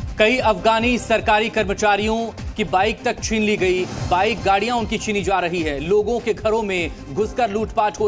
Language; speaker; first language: Hindi; native; Hindi